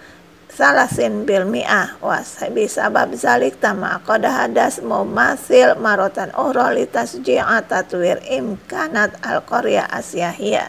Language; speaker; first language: Arabic; non-native, fluent; Indonesian